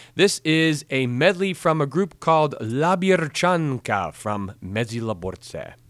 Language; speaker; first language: English; native; English